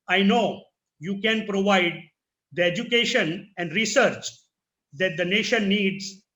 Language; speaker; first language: English; non-native, local second language; Gujarati